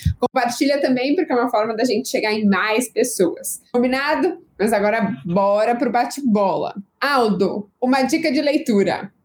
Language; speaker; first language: Portuguese; native; Portuguese